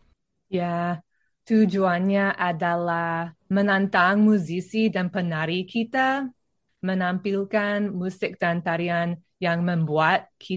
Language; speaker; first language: Indonesian; non-native, learner; English